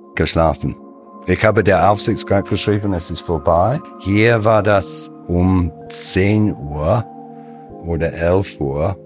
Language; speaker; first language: German; non-native, fluent; English